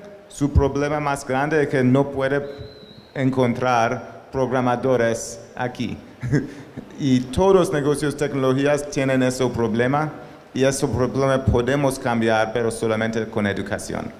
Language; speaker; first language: Spanish; non-native, learner; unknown